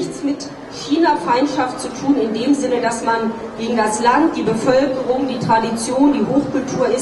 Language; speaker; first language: German; native; German